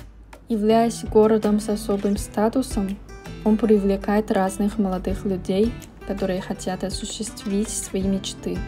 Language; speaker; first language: Russian; non-native, fluent; Chinese